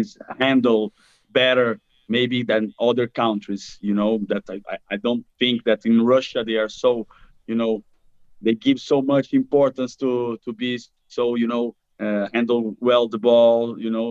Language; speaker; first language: English; non-native, fluent; Portuguese